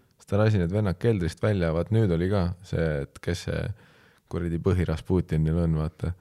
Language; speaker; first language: Estonian; native; Estonian